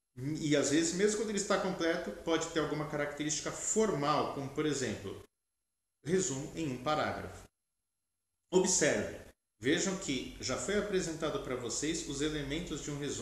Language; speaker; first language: Portuguese; native; Portuguese